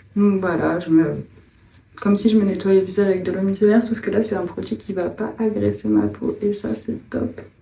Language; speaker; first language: French; native; French